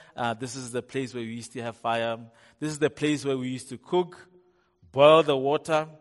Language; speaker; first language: English; non-native, local second language; Tswana